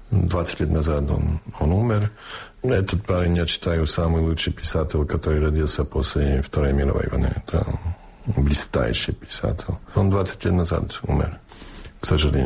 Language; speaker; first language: Russian; non-native, fluent; English